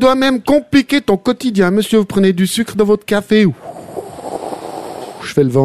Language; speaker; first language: French; native; French